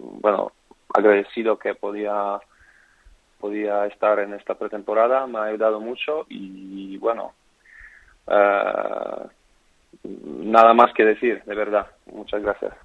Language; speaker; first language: Spanish; non-native, fluent; Polish